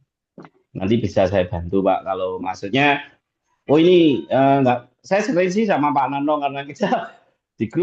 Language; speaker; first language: Indonesian; native; Indonesian